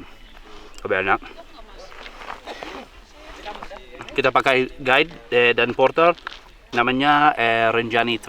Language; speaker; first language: Indonesian; non-native, learner; English